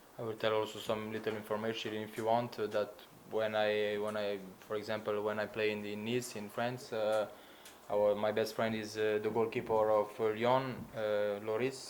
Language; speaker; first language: English; non-native, learner; Slovenian